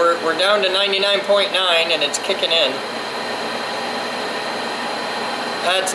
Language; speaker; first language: English; native; English